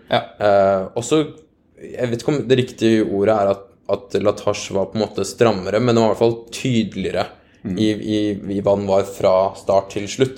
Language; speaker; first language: Norwegian; native; Norwegian